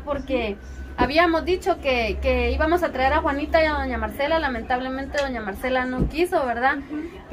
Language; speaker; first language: Spanish; native; Spanish